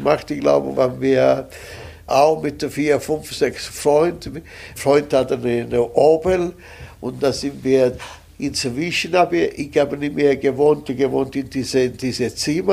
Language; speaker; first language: German; non-native, fluent; Italian